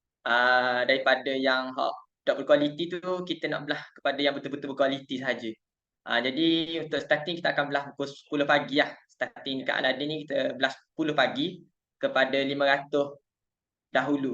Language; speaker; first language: Malay; native; Malay